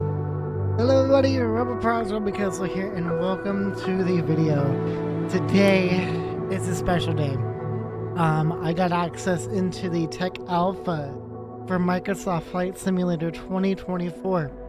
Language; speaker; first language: English; native; English